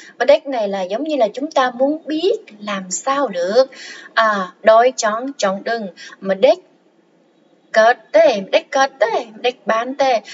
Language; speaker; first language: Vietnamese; non-native, local second language; Khmer